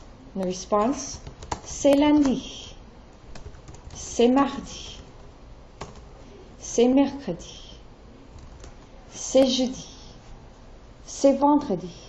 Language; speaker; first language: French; non-native, fluent; English